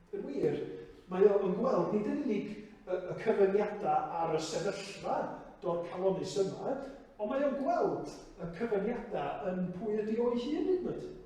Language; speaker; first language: Welsh; native; Welsh